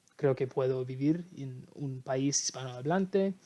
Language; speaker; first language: Spanish; non-native, learner; English